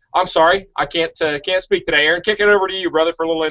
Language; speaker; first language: English; native; English